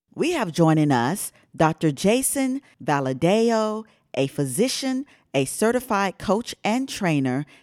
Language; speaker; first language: English; native; English